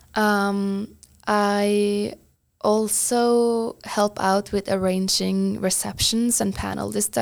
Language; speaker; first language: English; non-native, fluent; Norwegian